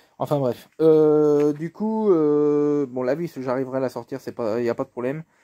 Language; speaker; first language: French; native; French